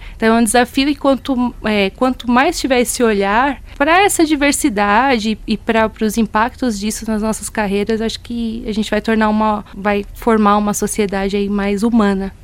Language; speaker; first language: Portuguese; native; Portuguese